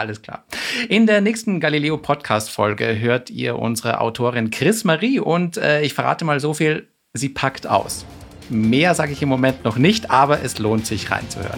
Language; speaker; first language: German; native; German